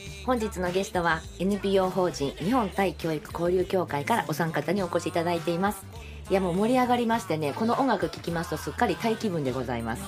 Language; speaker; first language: Japanese; native; Japanese